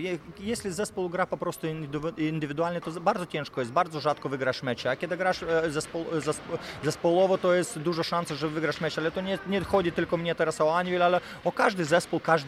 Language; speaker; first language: Polish; non-native, fluent; Lithuanian